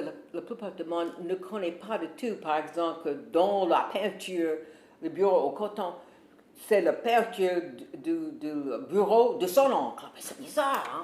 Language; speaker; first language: French; non-native, fluent; English